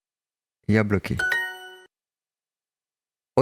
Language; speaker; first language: Russian; non-native, learner; French